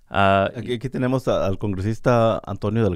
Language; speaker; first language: Spanish; native; Spanish